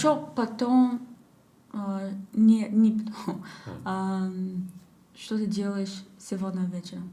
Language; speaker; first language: Russian; non-native, learner; English